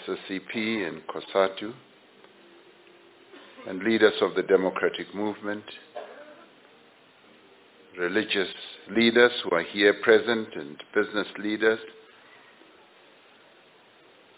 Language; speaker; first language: English; non-native, local second language; Venda